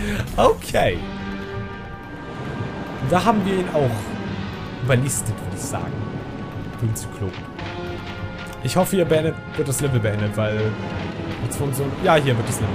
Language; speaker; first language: German; native; German